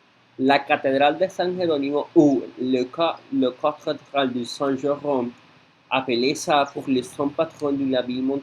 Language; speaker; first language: French; non-native, learner; Spanish